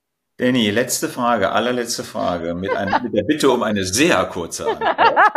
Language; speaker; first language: German; native; German